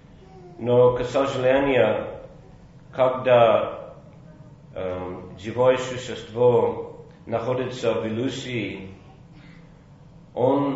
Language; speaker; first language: Russian; non-native, fluent; English